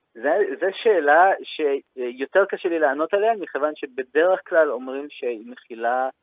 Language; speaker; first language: Hebrew; early bilingual, other home language; Russian